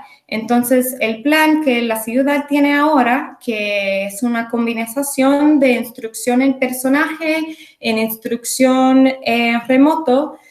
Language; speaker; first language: Spanish; early bilingual, heritage; English